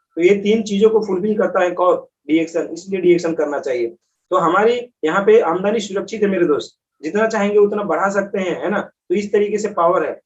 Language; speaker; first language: Hindi; native; Hindi